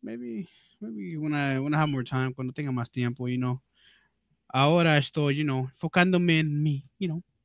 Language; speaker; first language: English; early bilingual, other home language; Spanish